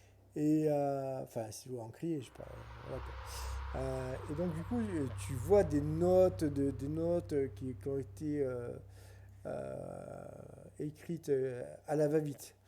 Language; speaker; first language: French; native; French